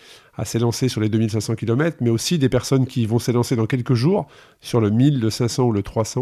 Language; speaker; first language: French; native; French